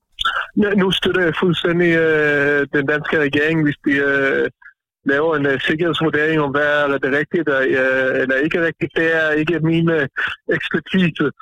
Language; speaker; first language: Danish; non-native, fluent; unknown